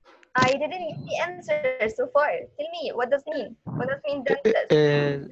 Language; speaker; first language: English; non-native, fluent; Arabic